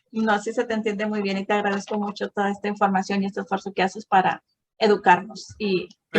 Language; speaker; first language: Spanish; native; Spanish